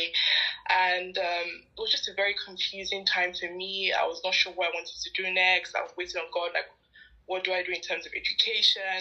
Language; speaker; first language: English; non-native, local second language; Yoruba